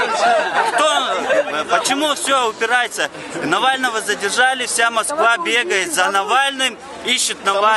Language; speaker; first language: Russian; non-native, local second language; Chechen